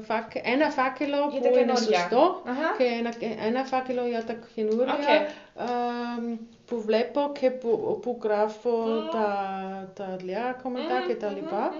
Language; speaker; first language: Greek; non-native, learner; German